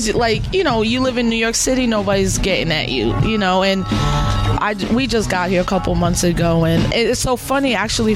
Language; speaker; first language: English; native; English